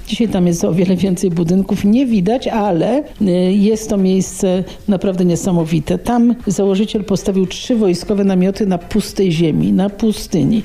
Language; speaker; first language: Polish; native; Polish